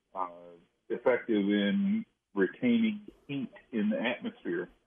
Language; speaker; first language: English; native; English